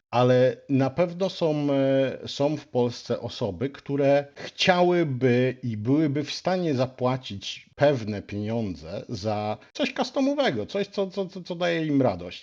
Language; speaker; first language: Polish; native; Polish